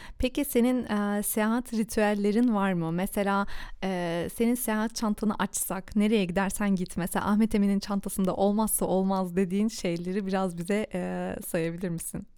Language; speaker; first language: Turkish; early bilingual, heritage; Turkish